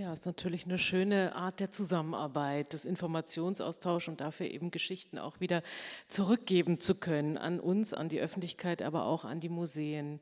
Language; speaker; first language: German; native; German